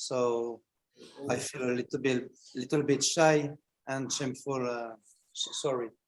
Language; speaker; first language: English; non-native, learner; French